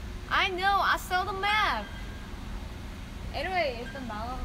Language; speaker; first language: English; non-native, fluent; Korean